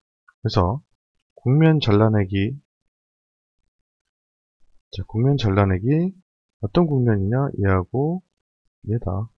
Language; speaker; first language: Korean; native; Korean